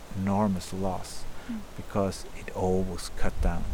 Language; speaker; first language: English; non-native, fluent; Norwegian